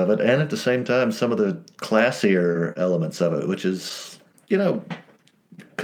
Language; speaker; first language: English; native; English